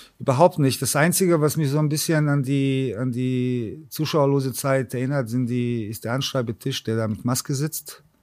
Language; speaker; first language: German; early bilingual, other home language; Serbian